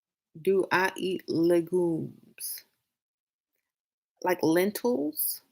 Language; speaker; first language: English; native; English